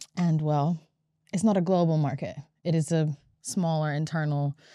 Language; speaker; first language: English; non-native, fluent; Latvian